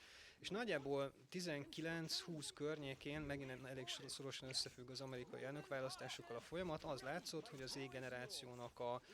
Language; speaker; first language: Hungarian; native; Hungarian